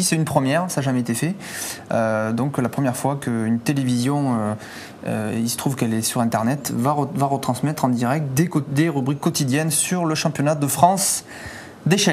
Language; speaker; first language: French; native; French